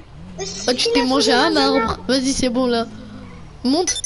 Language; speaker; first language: French; native; French